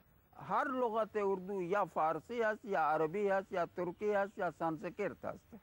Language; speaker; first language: Persian; non-native, fluent; Urdu